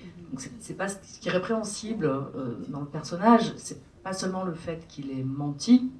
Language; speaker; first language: French; native; French